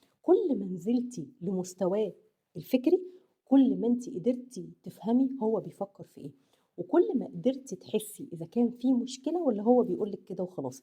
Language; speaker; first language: Arabic; native; Arabic